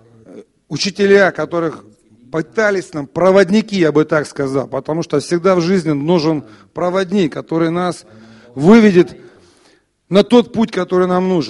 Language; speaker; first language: Russian; native; Russian